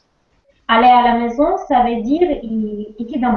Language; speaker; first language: French; non-native, learner; Russian